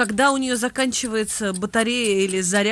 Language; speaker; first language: Russian; native; Russian